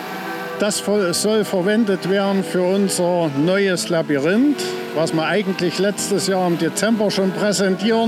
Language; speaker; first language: German; native; German